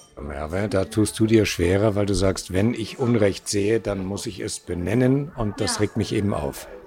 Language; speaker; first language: German; native; German